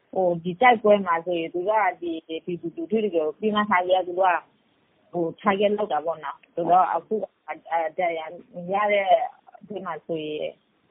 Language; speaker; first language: Burmese; non-native, local second language; S'gaw Karen